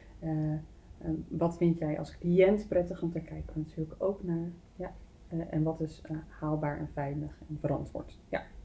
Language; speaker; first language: Dutch; native; Dutch